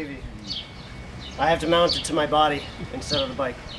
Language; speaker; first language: English; native; English